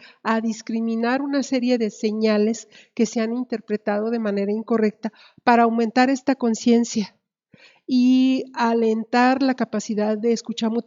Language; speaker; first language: Spanish; native; Spanish